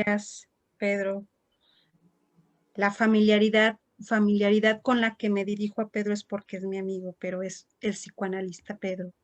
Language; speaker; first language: Spanish; native; Spanish